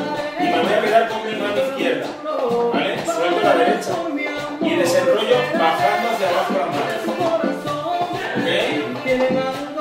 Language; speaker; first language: Spanish; native; Spanish